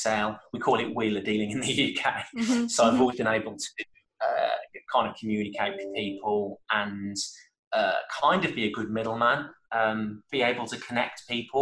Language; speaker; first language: English; native; English